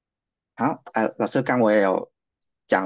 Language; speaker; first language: Chinese; non-native, fluent; Vietnamese